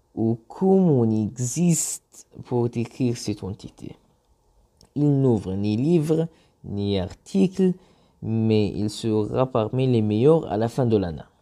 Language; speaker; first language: French; non-native, learner; Arabic